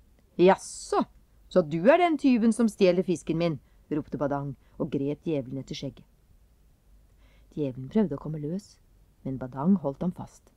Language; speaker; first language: Norwegian; native; Norwegian